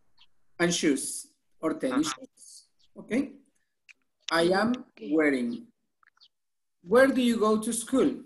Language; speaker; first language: English; non-native, fluent; Spanish